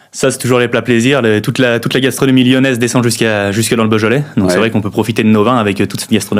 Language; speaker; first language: French; native; French